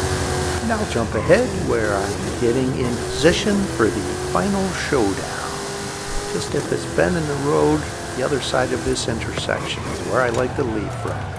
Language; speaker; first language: English; native; English